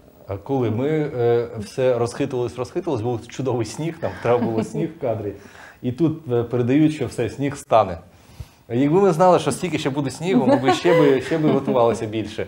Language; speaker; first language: Ukrainian; non-native, local second language; Russian